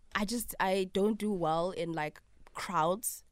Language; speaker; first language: English; non-native, local second language; Zulu